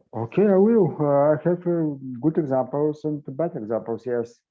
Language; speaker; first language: English; non-native, learner; Bulgarian